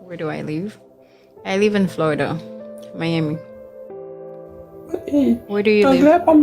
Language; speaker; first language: English; non-native, learner; Haitian Creole